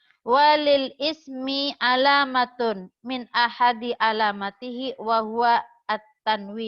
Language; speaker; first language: Arabic; non-native, fluent; Indonesian